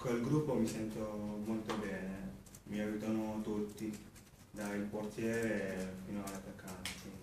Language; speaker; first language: Italian; non-native, fluent; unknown